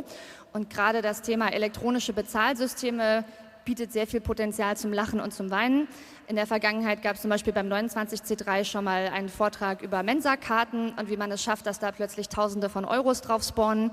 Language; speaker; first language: German; native; German